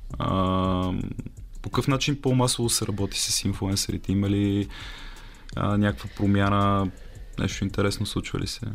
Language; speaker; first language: Bulgarian; native; Bulgarian